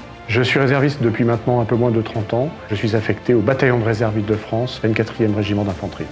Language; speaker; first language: French; native; French